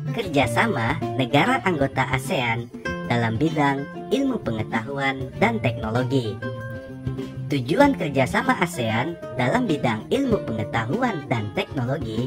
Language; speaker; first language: Indonesian; native; Indonesian